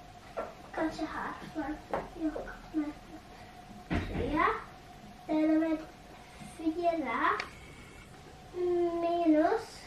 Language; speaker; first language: Swedish; non-native, learner; Tigrinya